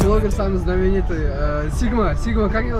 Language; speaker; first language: Russian; non-native, fluent; Uzbek